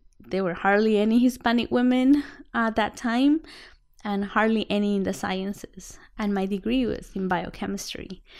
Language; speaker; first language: English; non-native, fluent; Spanish